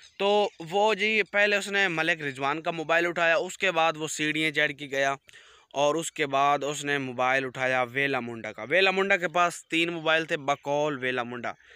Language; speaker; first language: Urdu; non-native, local second language; Punjabi